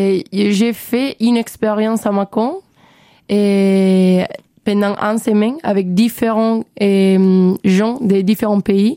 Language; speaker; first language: French; non-native, learner; Spanish